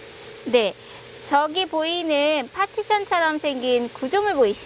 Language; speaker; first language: Korean; native; Korean